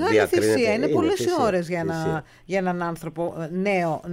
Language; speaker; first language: Greek; native; Greek